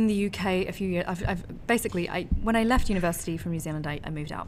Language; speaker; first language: English; native; English